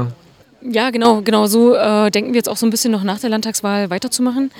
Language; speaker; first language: German; native; German